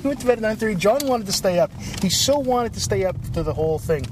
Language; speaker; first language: English; native; English